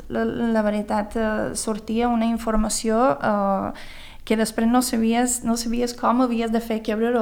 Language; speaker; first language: Catalan; early bilingual, other home language; Swedish